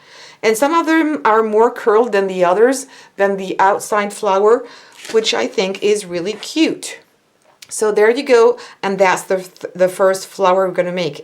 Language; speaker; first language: English; non-native, fluent; French